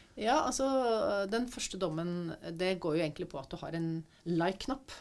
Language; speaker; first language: Norwegian; native; Norwegian